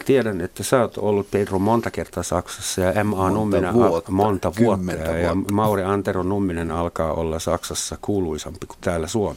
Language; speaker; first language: Finnish; non-native, fluent; German